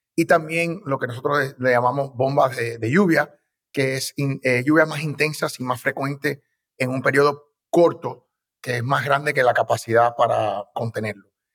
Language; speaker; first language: Spanish; early bilingual, heritage; Spanish